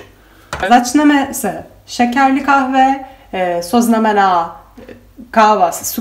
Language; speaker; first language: Czech; non-native, fluent; Turkish